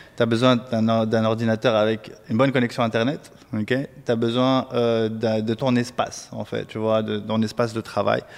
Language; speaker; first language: French; non-native, local second language; Arabic